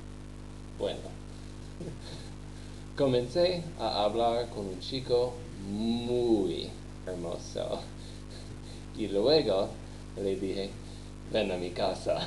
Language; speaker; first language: Spanish; non-native, learner; English